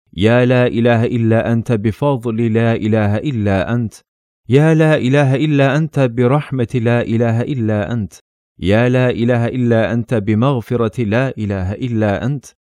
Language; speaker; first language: Arabic; non-native, fluent; Turkish